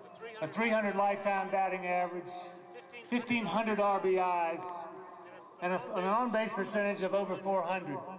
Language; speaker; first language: English; native; English